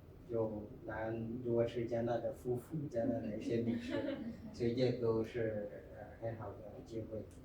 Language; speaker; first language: Chinese; non-native, fluent; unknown